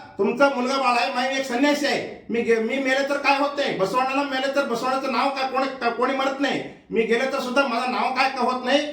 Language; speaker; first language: Marathi; non-native, local second language; Kannada